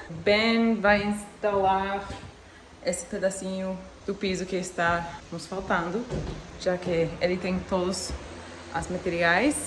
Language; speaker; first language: Portuguese; non-native, fluent; English